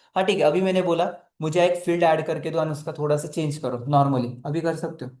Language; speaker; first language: Hindi; non-native, local second language; Marathi